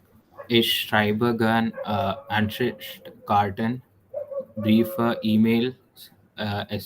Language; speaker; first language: German; non-native, learner; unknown